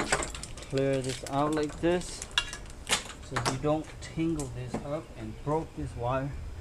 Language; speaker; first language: English; non-native, fluent; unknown